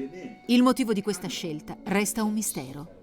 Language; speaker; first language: Italian; native; Italian